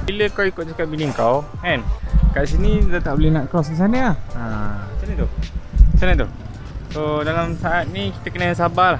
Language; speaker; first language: Malay; native; Malay